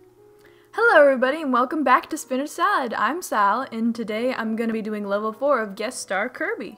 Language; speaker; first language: English; native; English